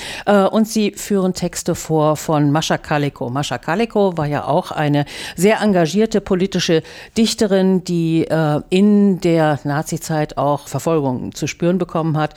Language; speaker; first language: German; native; German